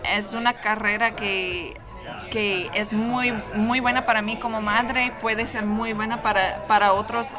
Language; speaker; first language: Spanish; non-native, fluent; English